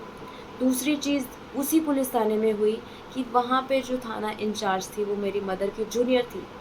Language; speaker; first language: Hindi; native; Hindi